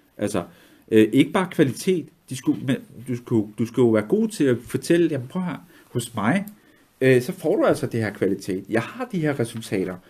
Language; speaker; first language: Danish; early bilingual, other home language; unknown